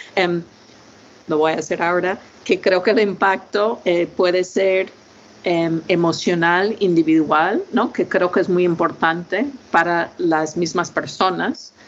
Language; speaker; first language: Spanish; non-native, fluent; English